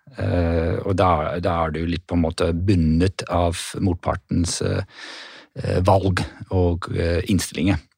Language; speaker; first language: Norwegian; non-native, fluent; English